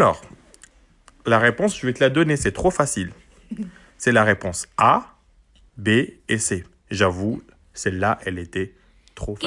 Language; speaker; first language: French; native; French